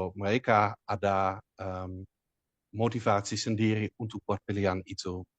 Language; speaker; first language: Indonesian; non-native, fluent; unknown